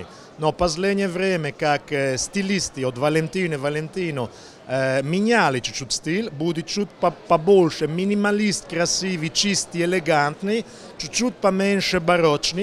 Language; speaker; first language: Russian; non-native, learner; Italian